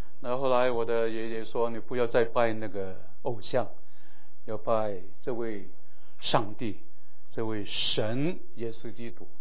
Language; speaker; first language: Chinese; non-native, local second language; Cantonese